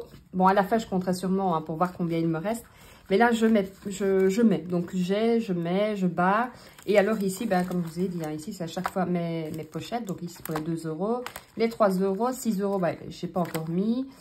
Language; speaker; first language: French; native; French